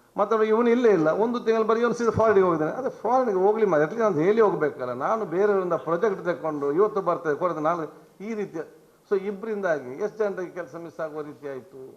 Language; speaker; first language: Kannada; non-native, local second language; Badaga